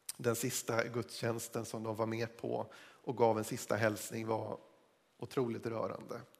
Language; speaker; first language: Swedish; native; Swedish